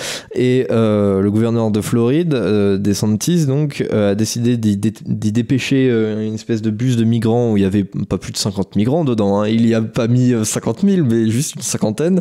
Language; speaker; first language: French; native; French